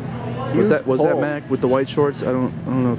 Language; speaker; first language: English; native; English